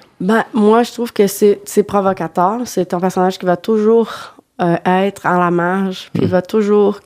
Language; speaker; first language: French; non-native, fluent; Portuguese